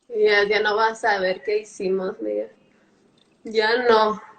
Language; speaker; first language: Spanish; early bilingual, heritage; Spanish